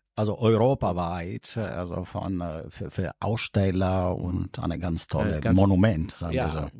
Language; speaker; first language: German; non-native, fluent; Italian